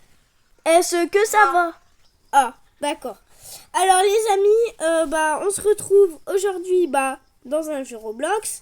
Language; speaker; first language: French; native; French